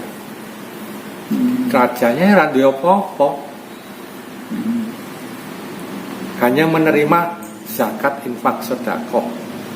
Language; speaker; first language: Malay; non-native, local second language; Javanese